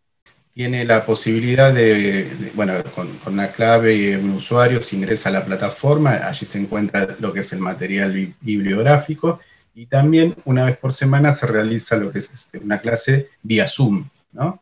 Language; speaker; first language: Spanish; native; Spanish